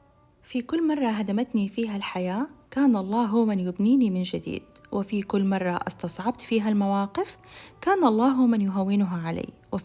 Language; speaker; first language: Arabic; native; Arabic